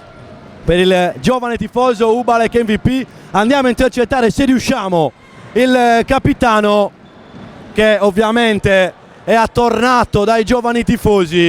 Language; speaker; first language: Italian; native; Italian